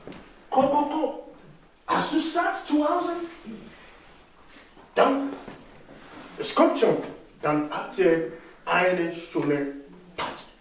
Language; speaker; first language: German; non-native, fluent; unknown